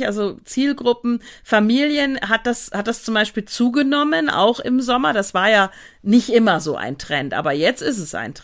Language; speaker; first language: German; native; German